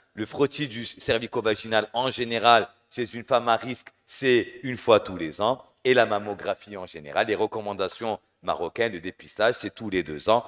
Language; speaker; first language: French; non-native, local second language; Arabic